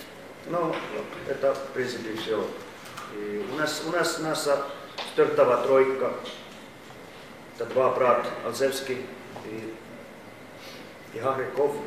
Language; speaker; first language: Russian; non-native, learner; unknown